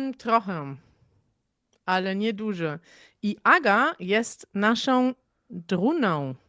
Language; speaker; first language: Polish; non-native, learner; German